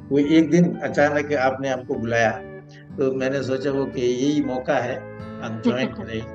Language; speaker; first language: Hindi; non-native, local second language; Malayalam